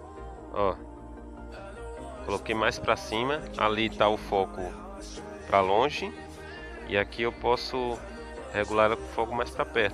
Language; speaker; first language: Portuguese; native; Portuguese